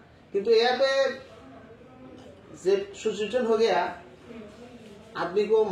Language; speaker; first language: Hindi; non-native, learner; Bangla